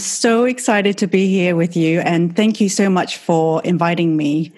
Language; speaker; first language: English; non-native, fluent; Chinese